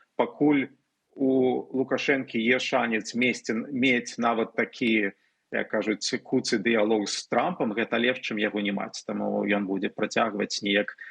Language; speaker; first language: Belarusian; non-native, local second language; Russian